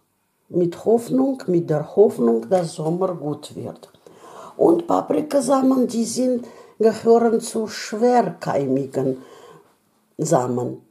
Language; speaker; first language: German; non-native, learner; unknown